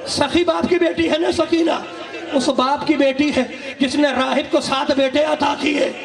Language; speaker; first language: Urdu; native; Urdu